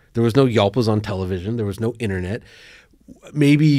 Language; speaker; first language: English; native; English